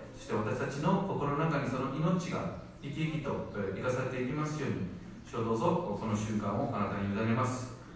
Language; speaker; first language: Japanese; non-native, fluent; Korean